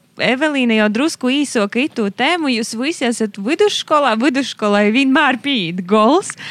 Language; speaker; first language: Latvian; native; Latvian